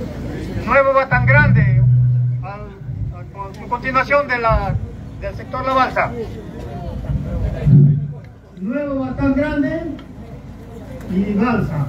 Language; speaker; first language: Spanish; native; Spanish